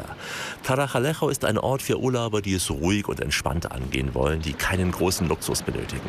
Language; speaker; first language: German; native; German